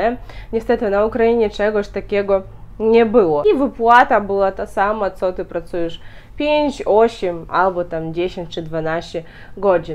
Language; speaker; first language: Polish; non-native, fluent; Ukrainian